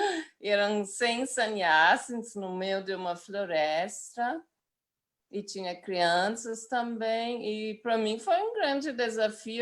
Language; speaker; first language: Portuguese; non-native, fluent; German